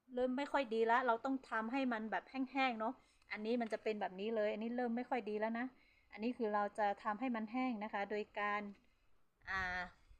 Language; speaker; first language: Thai; non-native, local second language; Hmong